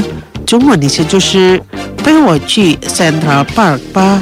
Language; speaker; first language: Chinese; non-native, fluent; Indonesian